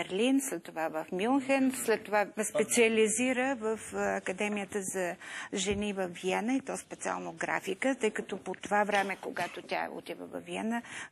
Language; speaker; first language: Bulgarian; native; Bulgarian